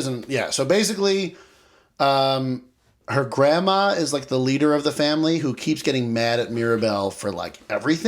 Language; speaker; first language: English; native; English